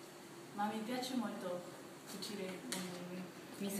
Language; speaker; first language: Italian; non-native, learner; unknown